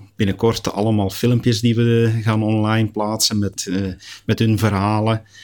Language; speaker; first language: Dutch; native; Dutch